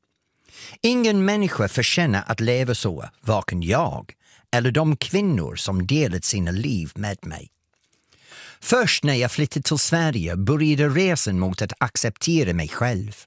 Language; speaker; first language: Swedish; non-native, fluent; English